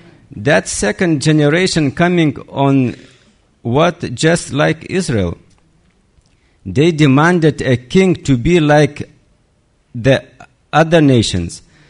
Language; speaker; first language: English; non-native, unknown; Lithuanian